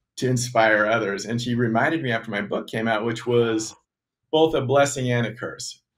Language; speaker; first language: English; native; English